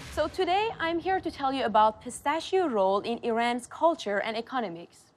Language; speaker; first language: English; non-native, fluent; Persian